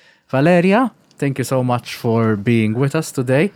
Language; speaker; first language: English; non-native, local second language; Maltese